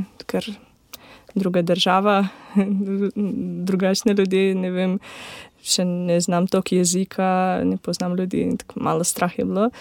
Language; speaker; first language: Slovenian; non-native, learner; Ukrainian